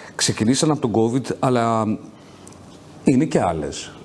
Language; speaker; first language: Greek; native; Greek